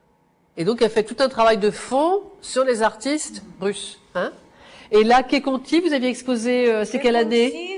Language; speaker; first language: French; native; French